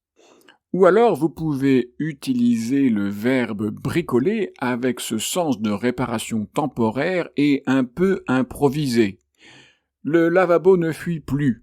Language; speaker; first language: French; native; French